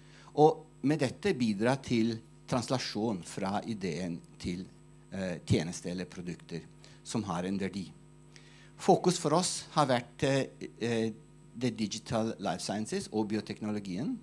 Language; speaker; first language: Norwegian; non-native, fluent; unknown